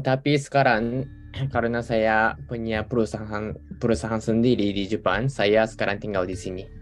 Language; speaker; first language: Indonesian; non-native, fluent; Japanese